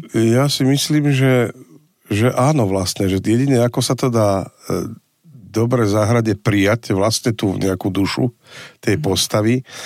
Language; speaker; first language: Slovak; native; Slovak